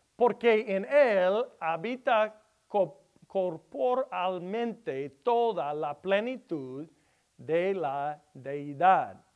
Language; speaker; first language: Spanish; non-native, learner; English